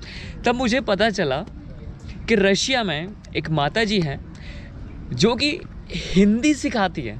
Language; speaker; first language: Hindi; native; Hindi